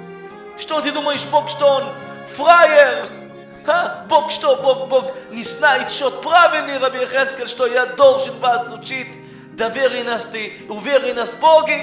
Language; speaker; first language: Russian; early bilingual, heritage; Russian